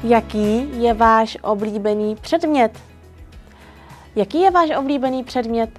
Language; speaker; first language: Czech; non-native, fluent; Vietnamese